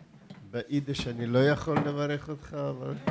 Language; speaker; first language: Hebrew; non-native, fluent; Russian